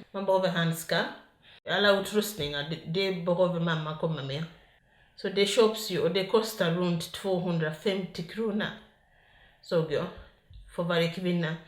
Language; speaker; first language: Swedish; non-native, fluent; Ganda